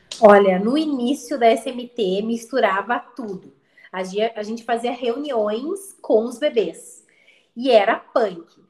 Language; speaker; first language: Portuguese; native; Portuguese